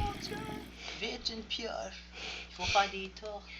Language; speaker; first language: French; native; French